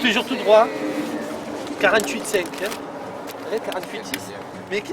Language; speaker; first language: French; native; French